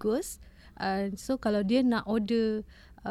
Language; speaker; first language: English; non-native, local second language; Malay